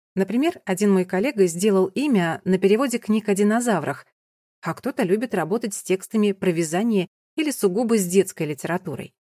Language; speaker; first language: Russian; native; Russian